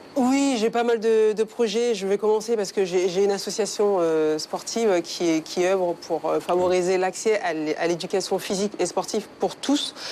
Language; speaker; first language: French; early bilingual, other home language; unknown